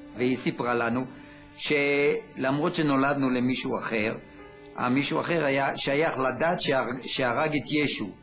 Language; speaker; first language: Hebrew; early bilingual, other home language; French